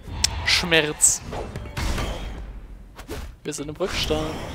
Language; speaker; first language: German; native; German